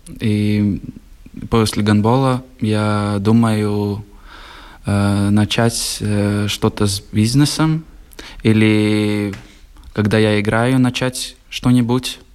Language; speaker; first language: Russian; non-native, local second language; Latvian